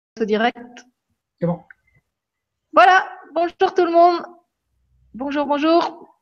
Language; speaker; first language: French; native; French